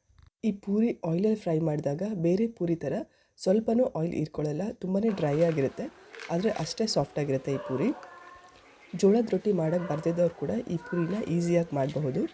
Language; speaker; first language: Kannada; native; Kannada